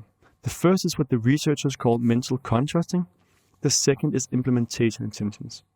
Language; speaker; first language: English; non-native, fluent; Danish